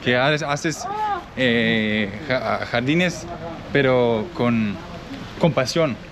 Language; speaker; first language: Spanish; non-native, learner; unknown